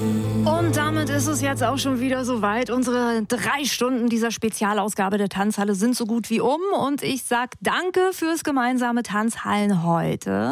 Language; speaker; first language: German; native; German